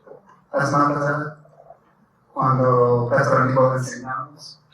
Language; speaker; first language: Spanish; non-native, learner; English